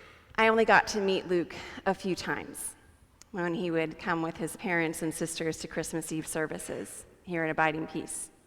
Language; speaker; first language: English; native; English